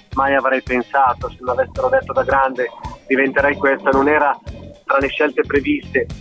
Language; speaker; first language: Italian; native; Italian